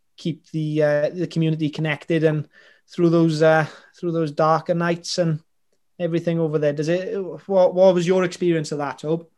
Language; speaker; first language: English; native; English